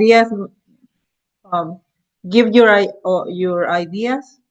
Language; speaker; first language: English; non-native, learner; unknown